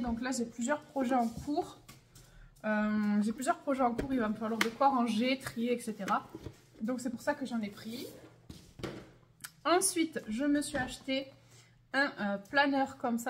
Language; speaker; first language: French; native; French